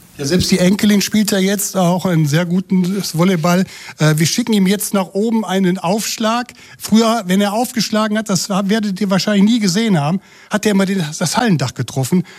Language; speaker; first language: German; native; German